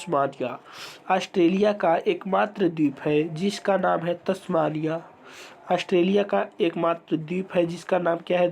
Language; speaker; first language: Hindi; native; Hindi